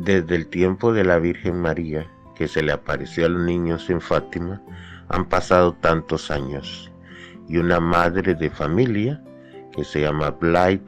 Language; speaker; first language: Spanish; native; Spanish